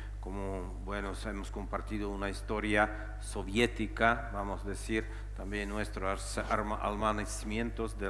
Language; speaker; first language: Spanish; non-native, fluent; Czech